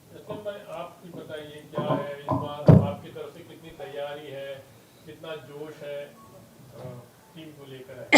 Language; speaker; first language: Hindi; native; Hindi